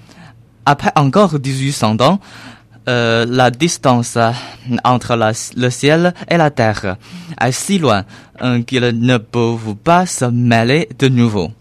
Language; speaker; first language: French; non-native, learner; Chinese